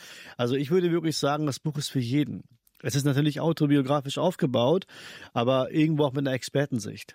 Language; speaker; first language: German; early bilingual, other home language; Albanian